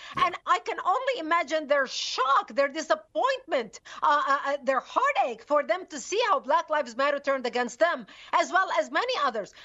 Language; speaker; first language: English; non-native, fluent; Arabic